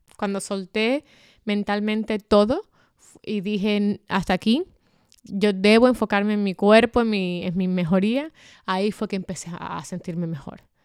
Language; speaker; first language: Spanish; native; Spanish